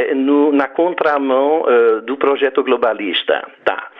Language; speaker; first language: Portuguese; non-native, fluent; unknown